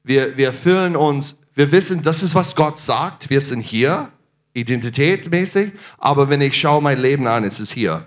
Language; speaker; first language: German; non-native, fluent; English